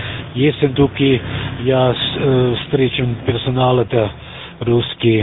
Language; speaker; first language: Russian; non-native, learner; German